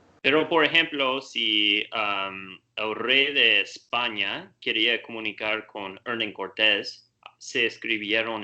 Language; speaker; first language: Spanish; non-native, learner; English